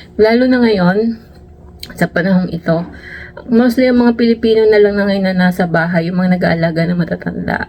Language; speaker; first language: Filipino; native; Filipino